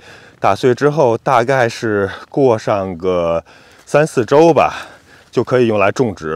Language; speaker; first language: Chinese; native; Chinese